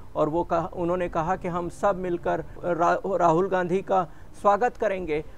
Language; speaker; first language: Hindi; non-native, local second language; Marathi